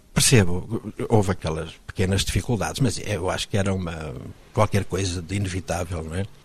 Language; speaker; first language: Portuguese; native; Portuguese